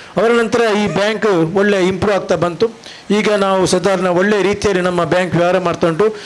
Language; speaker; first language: Kannada; non-native, local second language; Tulu